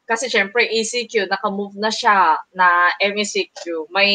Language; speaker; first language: Filipino; native; Filipino